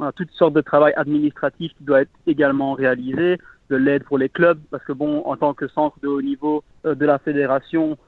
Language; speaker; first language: French; native; French